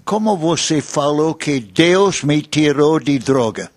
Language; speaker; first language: Portuguese; non-native, learner; English